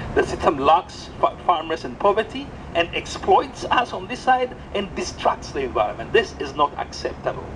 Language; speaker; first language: English; non-native, fluent; Amharic